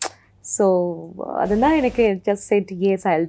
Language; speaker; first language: Tamil; non-native, fluent; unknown